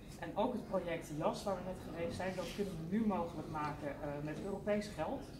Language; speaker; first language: Dutch; native; Dutch